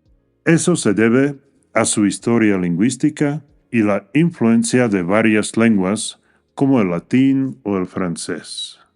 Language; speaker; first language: Spanish; non-native, fluent; English